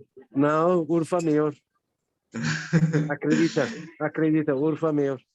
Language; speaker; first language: Portuguese; non-native, learner; Turkish